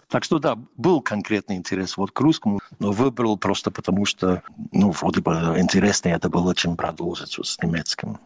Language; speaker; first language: Russian; non-native, fluent; English